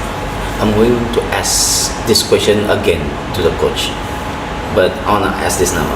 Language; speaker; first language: English; non-native, fluent; Indonesian